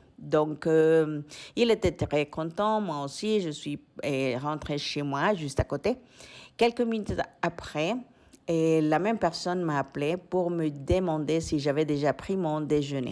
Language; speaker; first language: French; non-native, fluent; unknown